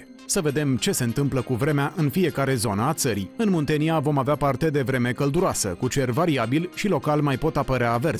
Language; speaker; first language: Romanian; native; Romanian